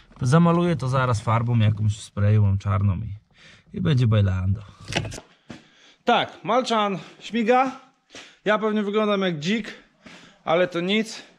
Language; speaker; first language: Polish; native; Polish